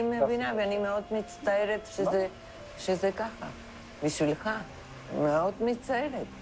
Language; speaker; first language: Hebrew; non-native, fluent; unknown